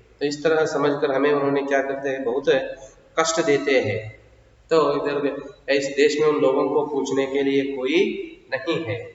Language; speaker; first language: Hindi; non-native, local second language; Kannada